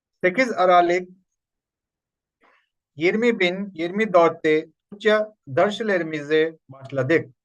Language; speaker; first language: Turkish; non-native, learner; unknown